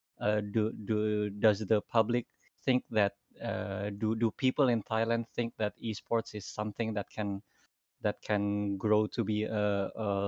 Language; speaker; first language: English; non-native, fluent; Indonesian